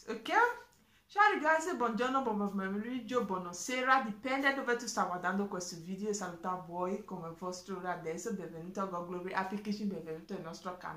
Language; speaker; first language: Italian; non-native, learner; English